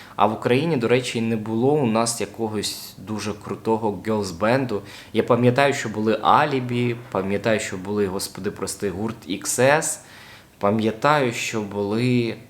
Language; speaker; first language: Ukrainian; non-native, local second language; Russian